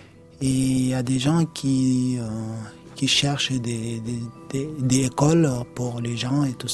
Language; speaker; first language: French; non-native, learner; Arabic